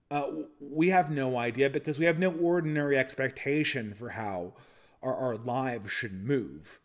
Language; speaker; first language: English; native; English